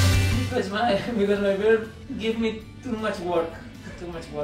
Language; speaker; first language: English; non-native, learner; Spanish